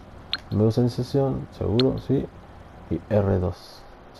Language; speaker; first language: Spanish; native; Spanish